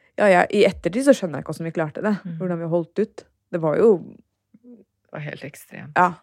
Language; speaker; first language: Norwegian; early bilingual, other home language; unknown